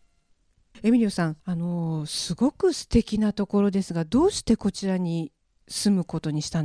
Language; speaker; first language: Japanese; native; Japanese